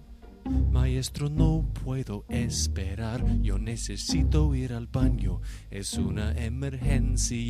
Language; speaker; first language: Spanish; non-native, learner; English